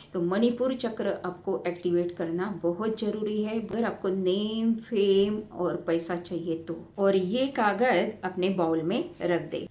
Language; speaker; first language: Hindi; native; Hindi